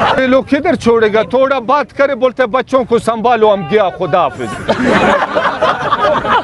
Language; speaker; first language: Urdu; non-native, local second language; Pashto